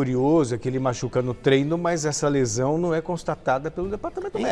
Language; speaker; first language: Portuguese; native; Portuguese